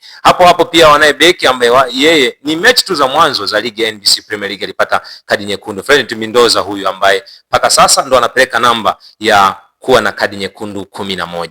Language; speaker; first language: Swahili; native; Swahili